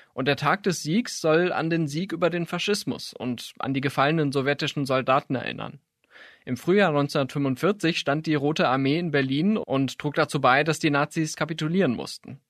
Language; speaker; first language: German; native; German